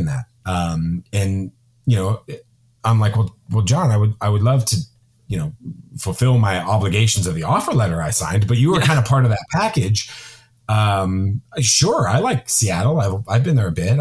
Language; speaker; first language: English; native; English